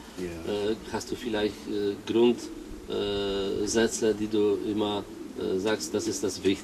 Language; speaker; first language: German; non-native, fluent; Polish